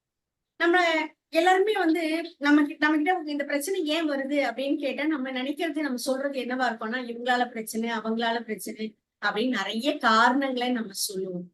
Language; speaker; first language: Tamil; native; Tamil